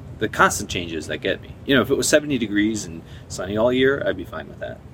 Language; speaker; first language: English; native; English